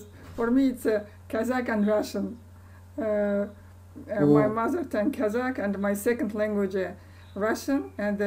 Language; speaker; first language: English; non-native, learner; Kazakh